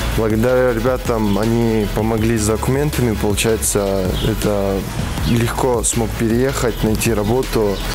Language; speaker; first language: Russian; non-native, local second language; Kyrgyz